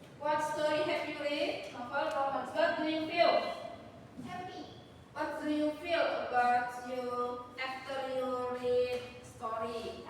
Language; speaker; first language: English; non-native, learner; Indonesian